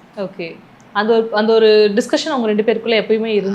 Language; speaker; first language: Tamil; native; Tamil